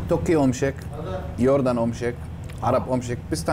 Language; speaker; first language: Korean; non-native, learner; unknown